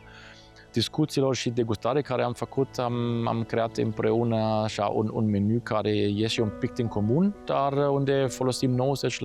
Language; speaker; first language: Romanian; non-native, fluent; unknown